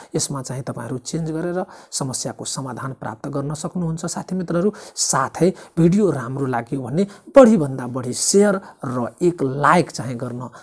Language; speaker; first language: Nepali; native; Nepali